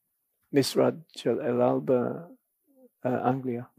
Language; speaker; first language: Hebrew; non-native, fluent; English